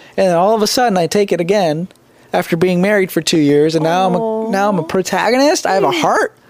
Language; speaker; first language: English; native; English